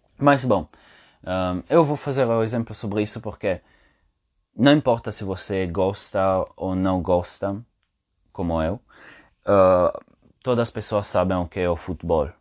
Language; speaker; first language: Portuguese; non-native, fluent; Italian